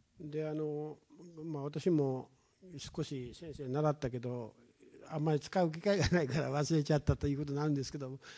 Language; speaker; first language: Japanese; native; Japanese